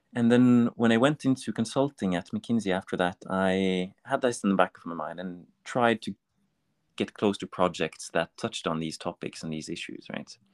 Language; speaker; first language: English; non-native, fluent; Norwegian